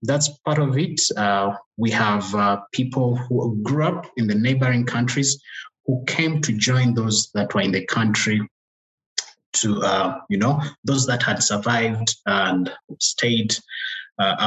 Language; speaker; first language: English; non-native, local second language; Kinyarwanda